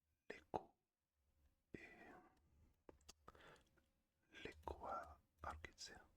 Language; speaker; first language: Basque; non-native, learner; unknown